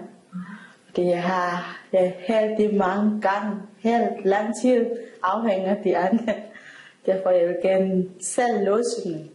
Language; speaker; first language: Danish; non-native, learner; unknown